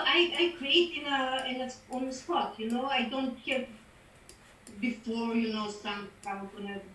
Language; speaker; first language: English; non-native, fluent; Macedonian